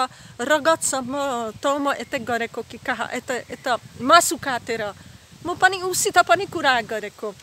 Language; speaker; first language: Nepali; non-native, learner; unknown